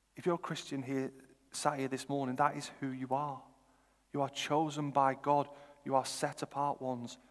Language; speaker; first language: English; native; English